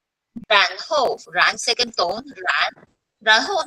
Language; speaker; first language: Chinese; non-native, fluent; Filipino